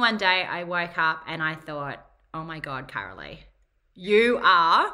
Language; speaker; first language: English; native; English